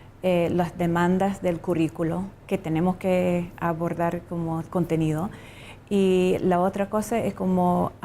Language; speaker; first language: Spanish; non-native, fluent; English